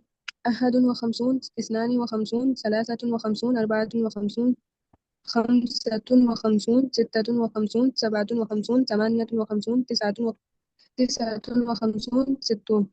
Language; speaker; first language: Arabic; non-native, learner; Urdu